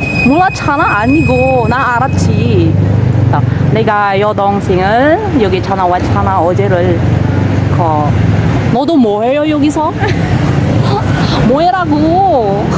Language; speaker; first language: Korean; non-native, learner; Filipino